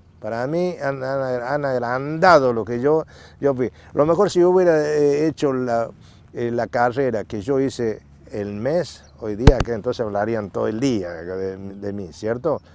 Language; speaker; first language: Spanish; native; Spanish